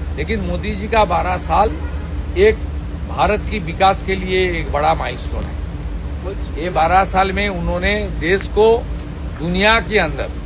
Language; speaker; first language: Hindi; non-native, local second language; Bangla